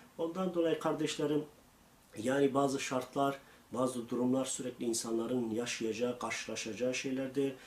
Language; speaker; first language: Turkish; non-native, local second language; Kurdish